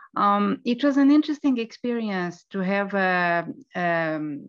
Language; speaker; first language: English; non-native, fluent; Romanian